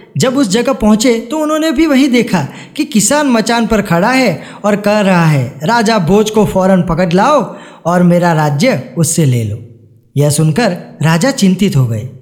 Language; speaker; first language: Hindi; non-native, local second language; Gujarati